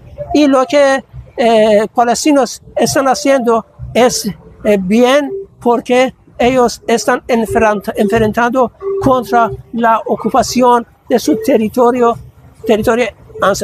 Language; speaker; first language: Spanish; non-native, fluent; Persian